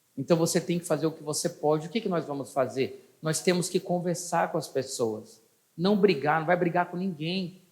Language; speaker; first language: Portuguese; native; Portuguese